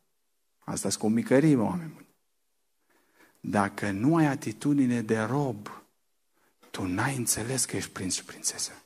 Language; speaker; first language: Romanian; native; Romanian